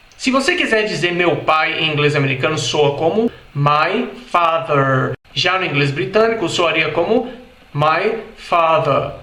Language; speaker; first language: Portuguese; native; Portuguese